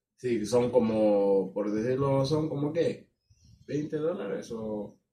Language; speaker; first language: Spanish; non-native, fluent; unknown